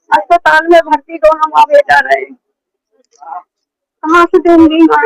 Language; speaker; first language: Hindi; native; Hindi